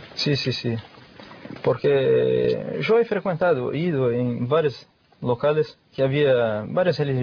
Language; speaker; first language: Spanish; non-native, fluent; Portuguese